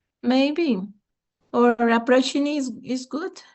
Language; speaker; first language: English; non-native, learner; Spanish